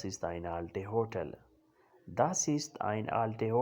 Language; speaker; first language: German; non-native, learner; Urdu